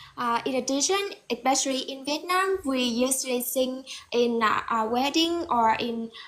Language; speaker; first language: English; non-native, learner; Vietnamese